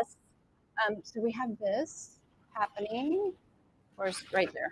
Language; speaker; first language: English; native; English